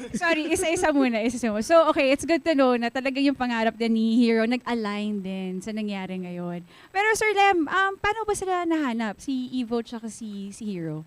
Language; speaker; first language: Filipino; native; Filipino